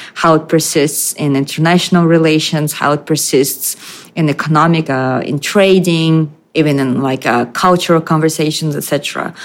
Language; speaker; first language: English; non-native, fluent; Russian